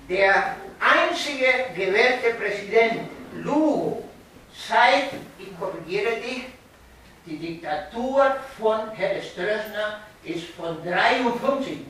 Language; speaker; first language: German; non-native, learner; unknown